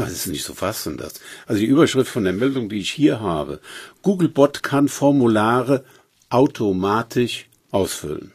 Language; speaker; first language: German; native; German